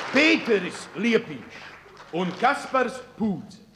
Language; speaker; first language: Latvian; native; Latvian